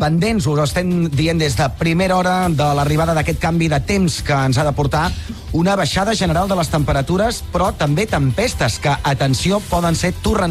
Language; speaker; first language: Catalan; native; Catalan